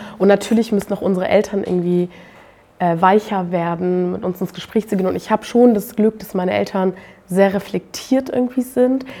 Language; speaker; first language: German; native; German